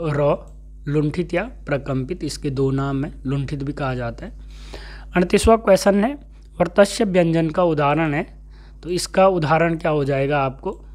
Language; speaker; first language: Hindi; native; Hindi